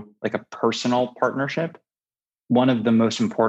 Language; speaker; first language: English; native; English